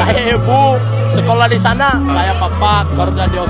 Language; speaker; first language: Indonesian; non-native, learner; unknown